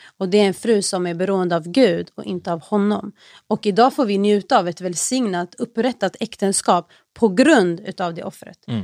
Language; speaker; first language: Swedish; early bilingual, other home language; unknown